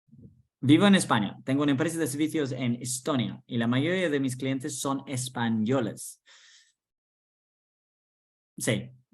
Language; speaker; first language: Spanish; non-native, fluent; English